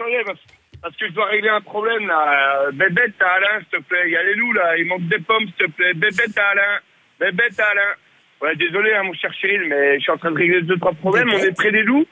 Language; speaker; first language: French; native; French